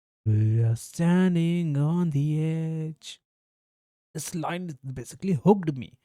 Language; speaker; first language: English; non-native, local second language; Hindi